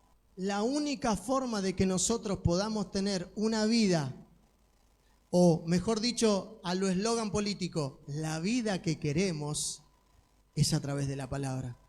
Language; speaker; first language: Spanish; native; Spanish